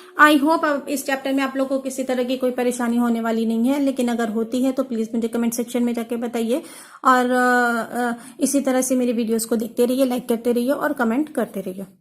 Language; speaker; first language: Urdu; native; Urdu